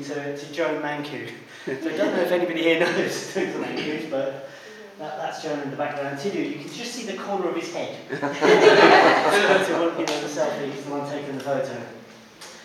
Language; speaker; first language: English; native; English